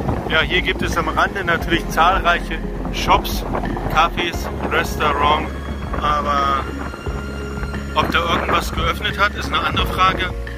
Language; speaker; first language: German; native; German